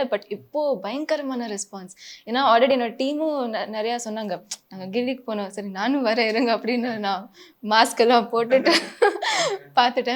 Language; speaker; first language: Tamil; non-native, fluent; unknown